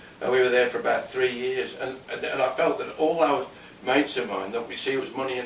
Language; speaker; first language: English; native; English